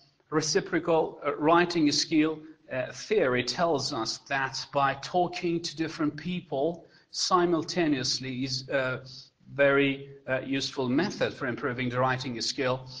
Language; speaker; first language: English; non-native, fluent; Persian